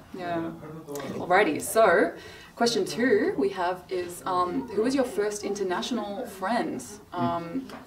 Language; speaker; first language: English; native; English